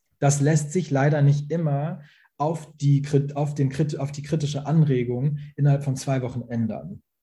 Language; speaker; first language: German; early bilingual, other home language; Persian